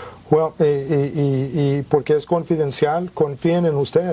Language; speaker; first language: Spanish; early bilingual, heritage; Spanish